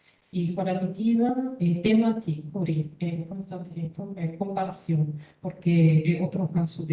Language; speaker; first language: Spanish; non-native, learner; Korean